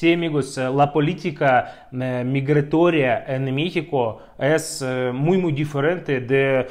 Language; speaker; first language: Spanish; non-native, fluent; Russian